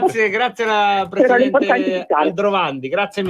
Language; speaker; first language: Italian; native; Italian